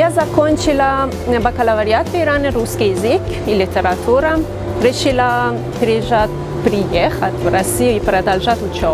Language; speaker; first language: Russian; non-native, fluent; Persian